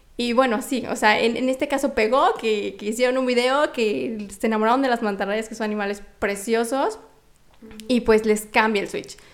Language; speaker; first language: Spanish; native; Spanish